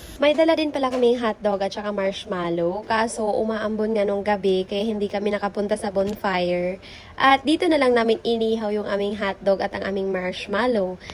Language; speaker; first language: Filipino; native; Filipino